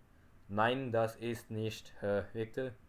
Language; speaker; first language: German; non-native, learner; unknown